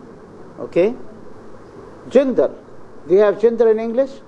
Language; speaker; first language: English; non-native, fluent; Arabic